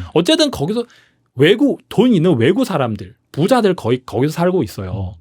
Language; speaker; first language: Korean; early bilingual, heritage; Korean